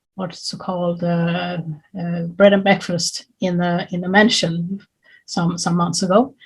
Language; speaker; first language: English; non-native, fluent; Swedish